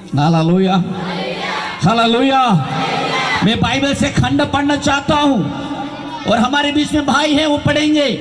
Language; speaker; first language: Hindi; non-native, local second language; Nepali